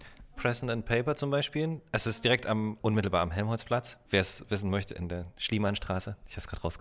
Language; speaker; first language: German; native; German